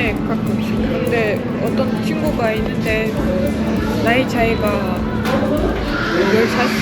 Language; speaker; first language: Korean; non-native, fluent; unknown